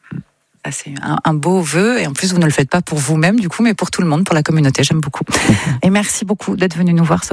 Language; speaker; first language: French; native; French